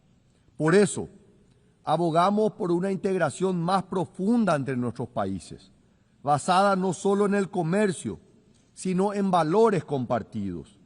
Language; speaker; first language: Spanish; native; Spanish